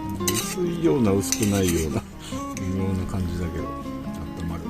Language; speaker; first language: Japanese; native; Japanese